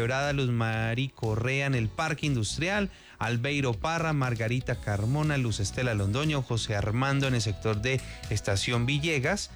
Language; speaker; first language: Spanish; native; Spanish